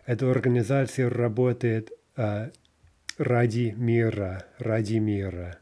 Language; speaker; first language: Russian; non-native, fluent; English